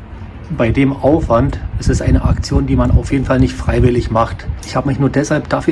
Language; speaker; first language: German; native; German